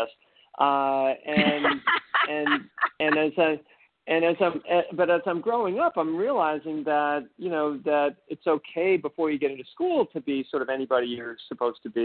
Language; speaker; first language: English; native; English